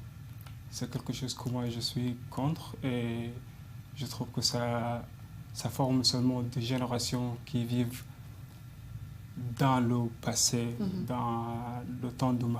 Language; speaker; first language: French; non-native, fluent; Arabic